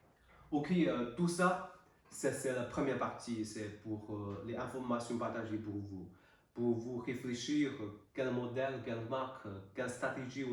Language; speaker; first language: French; non-native, learner; Chinese